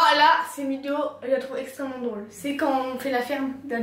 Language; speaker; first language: French; native; French